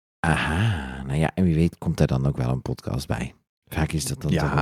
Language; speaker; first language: Dutch; native; Dutch